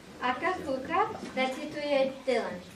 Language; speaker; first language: Czech; native; Czech